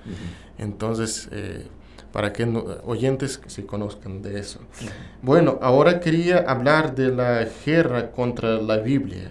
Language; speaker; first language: Spanish; non-native, learner; Russian